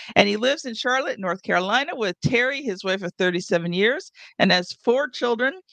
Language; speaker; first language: English; native; English